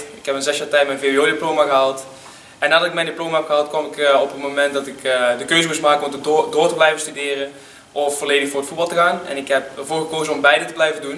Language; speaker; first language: Dutch; native; Dutch